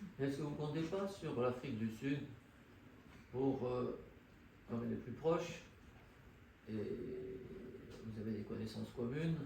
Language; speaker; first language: French; native; French